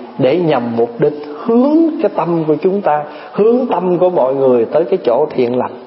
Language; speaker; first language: Vietnamese; early bilingual, other home language; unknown